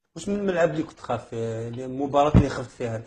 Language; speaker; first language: Arabic; native; Arabic